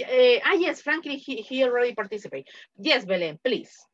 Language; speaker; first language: English; non-native, fluent; Spanish